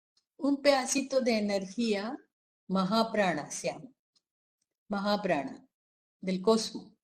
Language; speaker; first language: Spanish; non-native, fluent; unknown